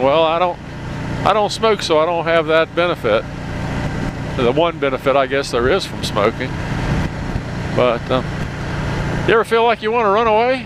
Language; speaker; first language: English; native; English